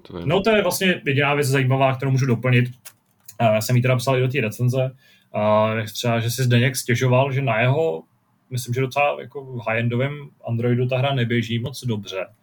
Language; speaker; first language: Czech; native; Czech